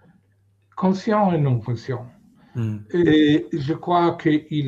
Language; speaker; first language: French; non-native, fluent; Hebrew